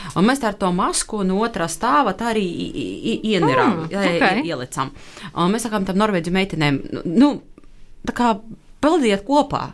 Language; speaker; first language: Latvian; non-native, local second language; Russian